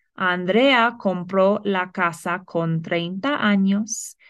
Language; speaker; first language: Spanish; non-native, fluent; English